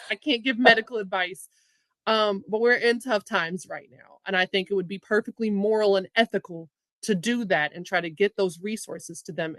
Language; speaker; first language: English; native; English